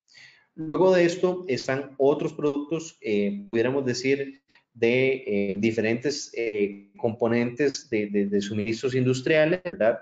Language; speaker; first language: Spanish; native; Spanish